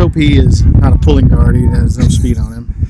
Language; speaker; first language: English; native; English